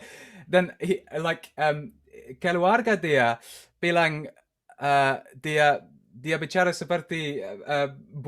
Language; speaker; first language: Indonesian; non-native, learner; English